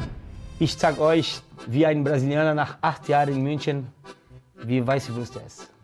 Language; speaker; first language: German; non-native, learner; Portuguese